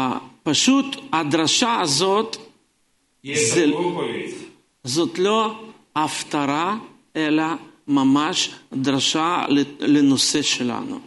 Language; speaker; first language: Hebrew; non-native, fluent; Russian